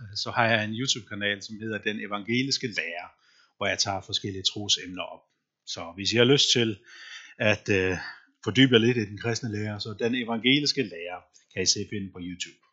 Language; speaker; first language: Danish; non-native, local second language; Faroese